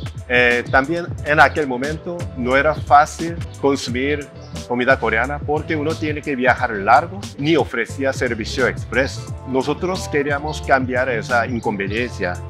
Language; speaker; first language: Spanish; non-native, fluent; Korean